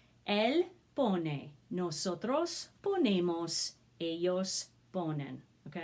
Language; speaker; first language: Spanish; non-native, fluent; English